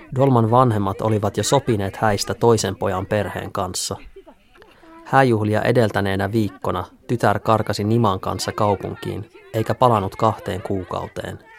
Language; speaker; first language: Finnish; native; Finnish